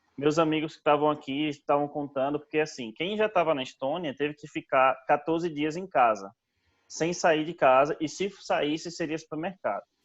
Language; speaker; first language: Portuguese; native; Portuguese